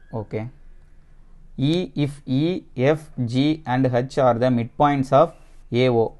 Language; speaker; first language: English; non-native, local second language; Tamil